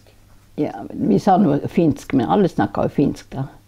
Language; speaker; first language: Norwegian; non-native, local second language; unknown